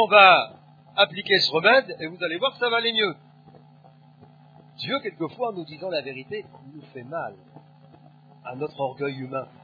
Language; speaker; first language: French; native; French